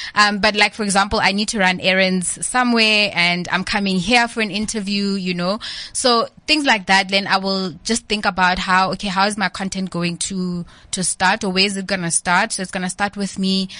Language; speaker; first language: English; non-native, local second language; Southern Sotho